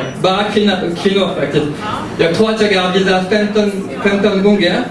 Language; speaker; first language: Swedish; early bilingual, heritage; French